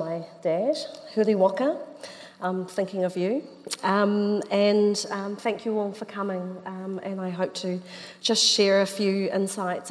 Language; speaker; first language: English; native; English